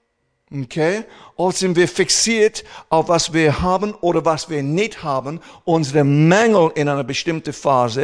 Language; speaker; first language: German; non-native, fluent; English